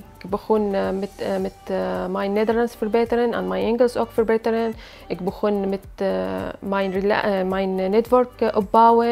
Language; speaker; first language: Dutch; non-native, learner; Arabic